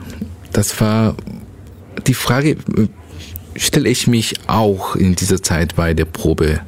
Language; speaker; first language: German; non-native, learner; Korean